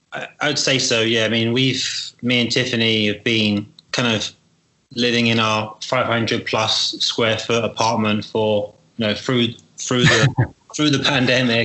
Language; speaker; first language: English; native; English